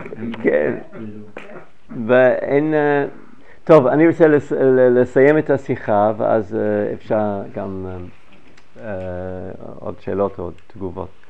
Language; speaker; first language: Hebrew; non-native, fluent; English